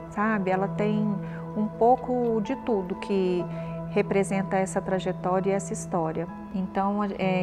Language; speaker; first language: Portuguese; native; Portuguese